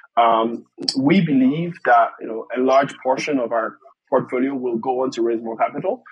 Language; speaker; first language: English; non-native, fluent; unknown